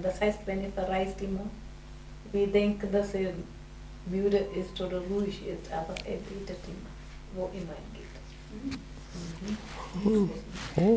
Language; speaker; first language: German; non-native, fluent; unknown